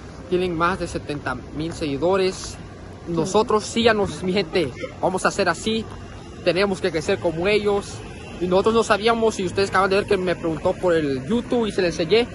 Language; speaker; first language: Spanish; early bilingual, heritage; Spanish